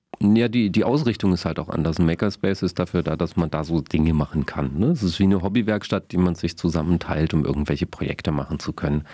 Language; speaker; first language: German; native; German